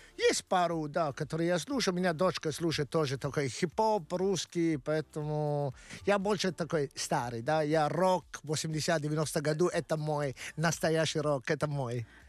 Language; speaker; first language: Russian; non-native, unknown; Italian